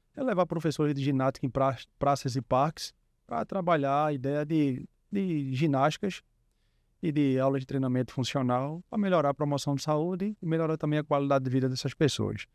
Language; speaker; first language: Portuguese; native; Portuguese